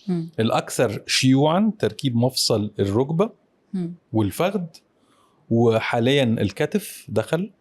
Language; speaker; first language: Arabic; native; Arabic